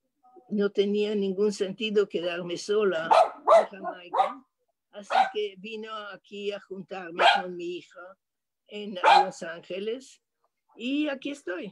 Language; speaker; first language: Spanish; non-native, fluent; French